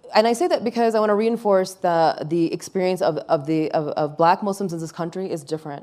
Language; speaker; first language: English; early bilingual, other home language; Urdu